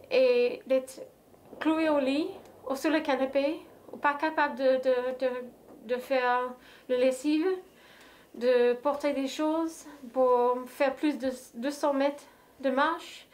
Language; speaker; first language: French; non-native, fluent; English